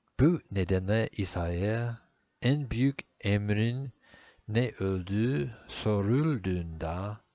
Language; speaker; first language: Turkish; non-native, fluent; English